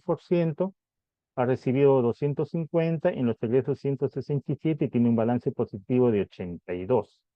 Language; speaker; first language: Spanish; native; Spanish